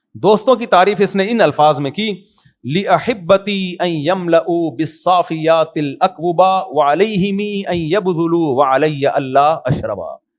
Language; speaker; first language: Urdu; native; Urdu